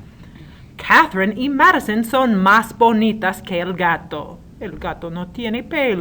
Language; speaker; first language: Spanish; non-native, learner; English